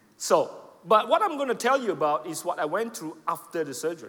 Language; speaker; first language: English; non-native, fluent; Indonesian